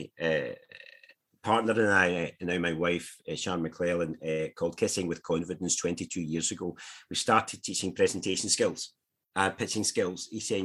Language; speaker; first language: English; native; English